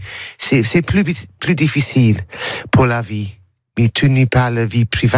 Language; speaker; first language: French; non-native, learner; English